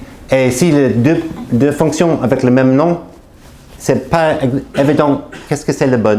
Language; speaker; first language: French; non-native, learner; English